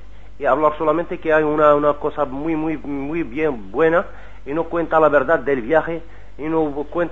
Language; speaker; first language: Spanish; non-native, learner; Arabic